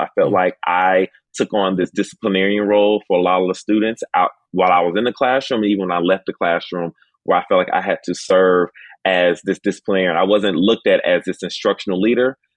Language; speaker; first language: English; native; English